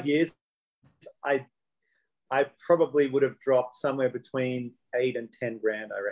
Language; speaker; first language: English; native; English